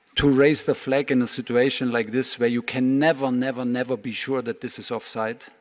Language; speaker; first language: English; non-native, fluent; German